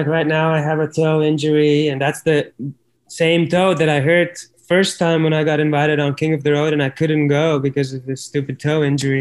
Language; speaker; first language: English; non-native, fluent; Latvian